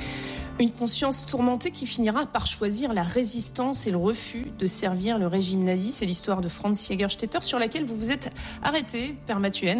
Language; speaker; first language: French; native; French